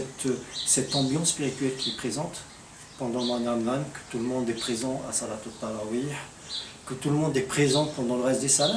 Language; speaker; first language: French; non-native, local second language; Arabic